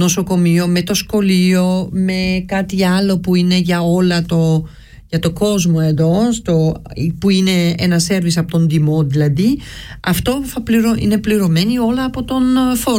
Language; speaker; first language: Greek; early bilingual, heritage; Greek